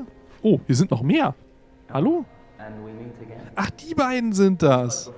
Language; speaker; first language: German; native; German